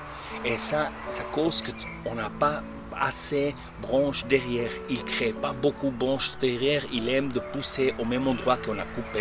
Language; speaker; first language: French; non-native, local second language; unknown